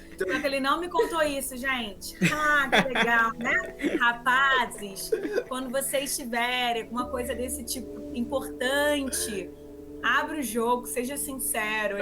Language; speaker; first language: Portuguese; native; Portuguese